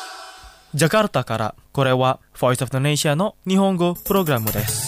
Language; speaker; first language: Japanese; non-native, fluent; Indonesian